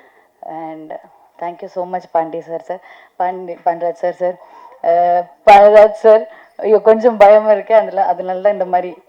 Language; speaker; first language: Tamil; non-native, fluent; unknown